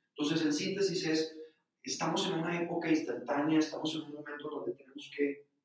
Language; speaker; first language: Spanish; native; Spanish